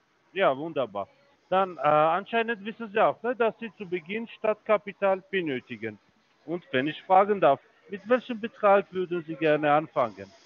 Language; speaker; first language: German; non-native, fluent; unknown